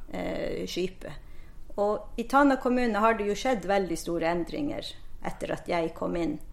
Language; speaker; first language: Norwegian; non-native, local second language; Northern Sami